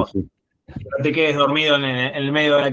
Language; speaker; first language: Spanish; native; Spanish